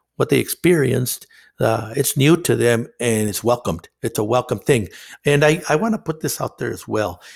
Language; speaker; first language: English; non-native, fluent; Spanish